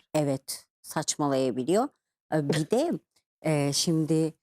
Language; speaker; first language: Turkish; native; Turkish